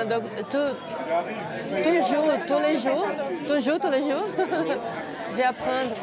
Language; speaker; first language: French; non-native, learner; Portuguese